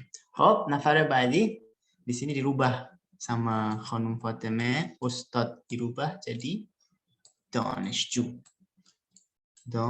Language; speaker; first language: Persian; early bilingual, other home language; Indonesian